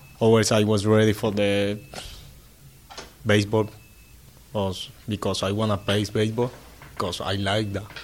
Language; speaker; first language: English; non-native, learner; Spanish